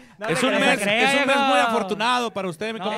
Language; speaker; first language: Spanish; native; Spanish